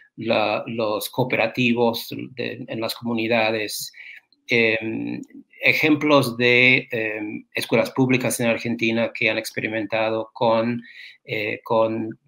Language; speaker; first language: Spanish; non-native, fluent; English